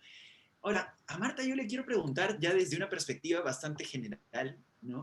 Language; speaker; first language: Spanish; native; Spanish